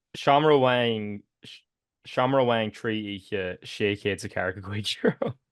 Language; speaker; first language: Irish; native; Irish